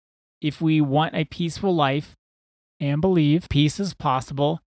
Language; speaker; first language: English; native; English